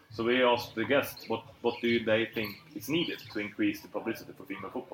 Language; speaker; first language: English; non-native, fluent; Swedish